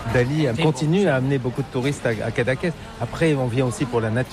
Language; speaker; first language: French; native; French